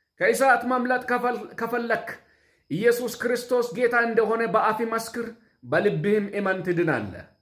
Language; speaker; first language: Amharic; non-native, local second language; Oromo